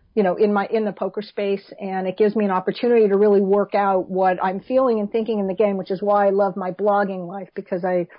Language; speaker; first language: English; native; English